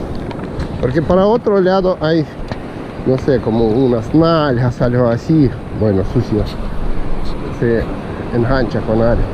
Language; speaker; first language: Spanish; non-native, fluent; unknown